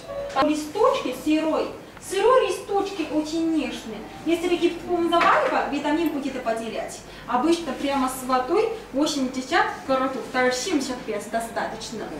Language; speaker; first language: Russian; non-native, learner; Chinese